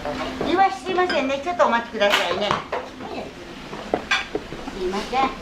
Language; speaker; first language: Japanese; native; Japanese